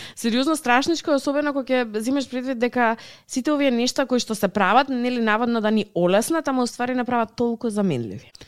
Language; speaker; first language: Macedonian; native; Macedonian